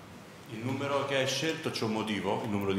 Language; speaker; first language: Italian; native; Italian